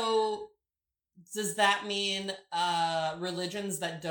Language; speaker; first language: English; native; English